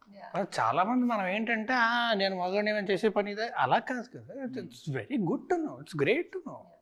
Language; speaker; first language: Telugu; native; Telugu